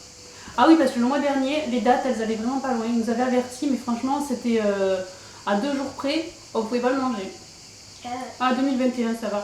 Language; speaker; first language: French; native; French